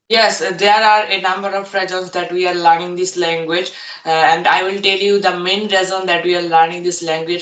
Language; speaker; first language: English; non-native, learner; Bangla